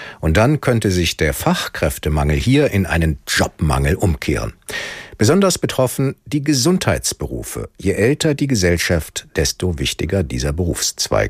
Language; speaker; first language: German; native; German